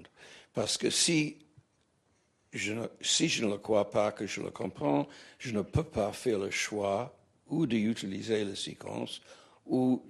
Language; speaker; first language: French; non-native, fluent; English